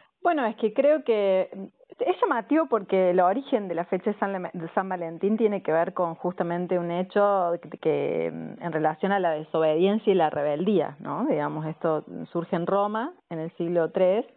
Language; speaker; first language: Spanish; native; Spanish